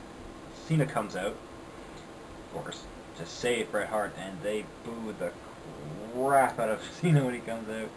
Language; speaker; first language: English; native; English